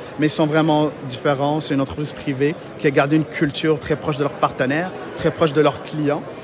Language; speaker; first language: French; non-native, local second language; Arabic